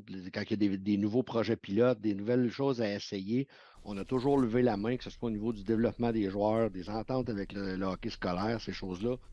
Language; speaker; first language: French; native; French